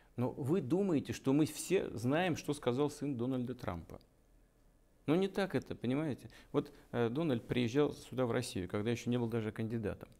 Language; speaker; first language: Russian; native; Russian